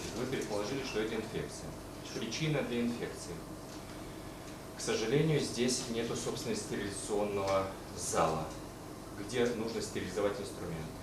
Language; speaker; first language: Russian; native; Russian